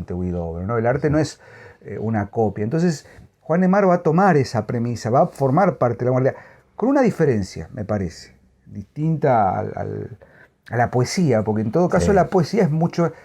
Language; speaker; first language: Spanish; native; Spanish